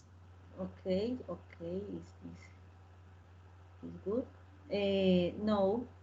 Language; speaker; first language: English; non-native, learner; Spanish